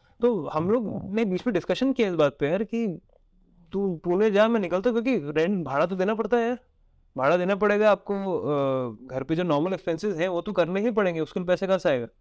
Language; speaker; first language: Hindi; native; Hindi